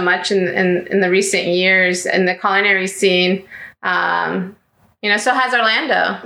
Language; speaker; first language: English; early bilingual, other home language; Greek